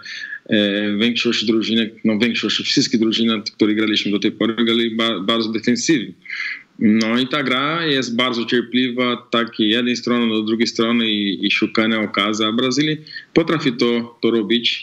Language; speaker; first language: Polish; non-native, fluent; Portuguese